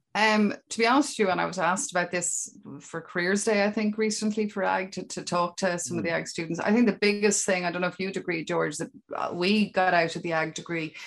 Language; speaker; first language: English; native; English